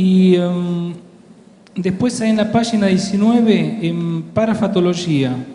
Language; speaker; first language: Spanish; non-native, local second language; Portuguese